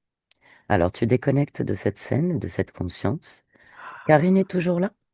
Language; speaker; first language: French; native; French